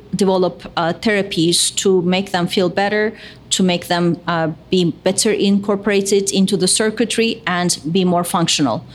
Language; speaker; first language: English; non-native, fluent; Turkish